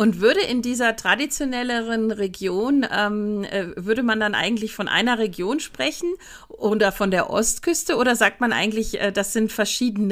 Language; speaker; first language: German; native; German